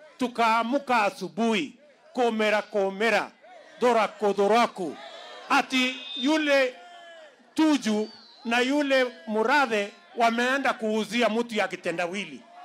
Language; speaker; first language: Swahili; non-native, local second language; Kalenjin